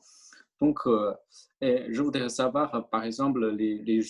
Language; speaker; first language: French; non-native, fluent; Chinese